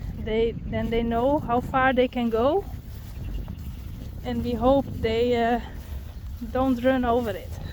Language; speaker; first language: English; non-native, learner; Western Frisian